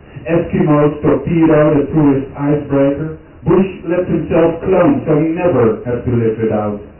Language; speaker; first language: English; non-native, fluent; Dutch